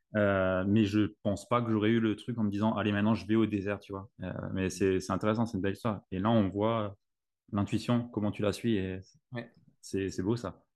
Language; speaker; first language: French; native; French